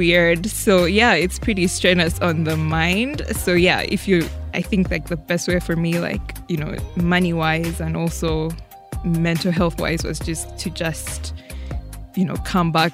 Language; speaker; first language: English; non-native, local second language; Ganda